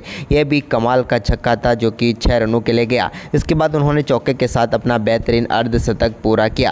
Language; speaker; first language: Hindi; native; Hindi